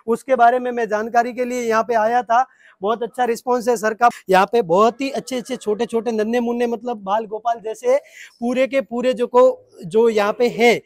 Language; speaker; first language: Hindi; native; Hindi